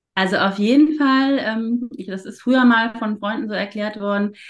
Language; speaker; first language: German; native; German